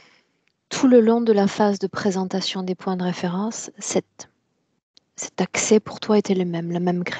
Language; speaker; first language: French; native; French